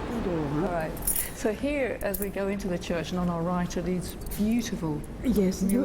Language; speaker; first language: English; native; English